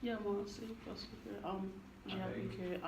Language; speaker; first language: French; non-native, learner; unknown